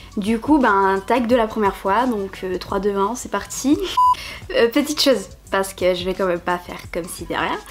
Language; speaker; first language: French; native; French